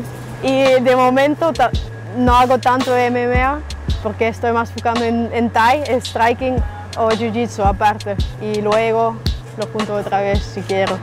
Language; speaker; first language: Spanish; non-native, learner; German